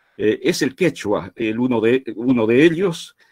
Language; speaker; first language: Spanish; native; Spanish